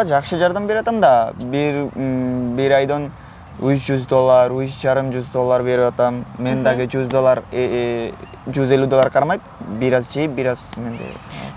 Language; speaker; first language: Kyrgyz; non-native, learner; Bangla